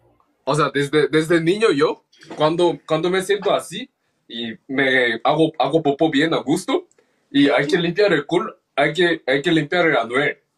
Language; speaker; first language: Spanish; non-native, learner; Korean